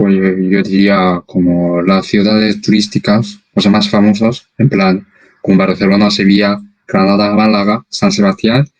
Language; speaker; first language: Spanish; non-native, fluent; Korean